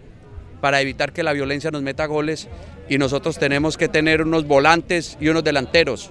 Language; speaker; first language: Spanish; native; Spanish